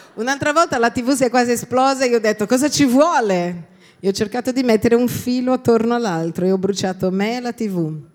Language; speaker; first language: Italian; non-native, fluent; Portuguese